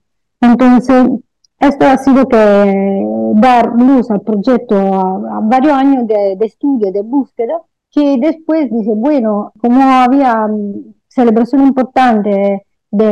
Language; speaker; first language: Spanish; non-native, fluent; Italian